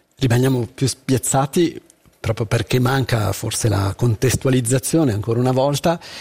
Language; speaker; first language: Italian; native; Italian